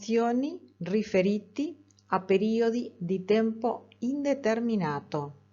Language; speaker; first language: Italian; non-native, fluent; Spanish